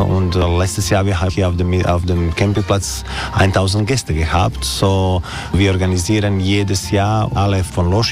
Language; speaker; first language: German; non-native, learner; Croatian